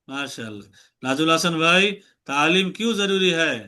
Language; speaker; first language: Hindi; non-native, fluent; Bangla